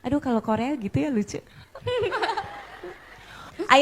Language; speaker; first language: Indonesian; native; Indonesian